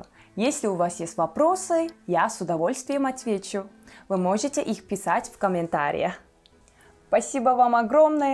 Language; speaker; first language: Russian; non-native, fluent; Turkish